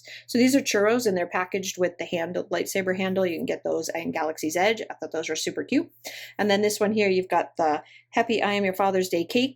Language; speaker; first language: English; native; English